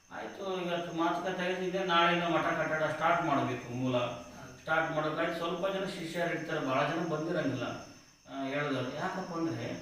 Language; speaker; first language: Kannada; native; Kannada